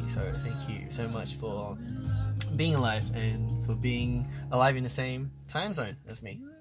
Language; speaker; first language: English; early bilingual, other home language; Korean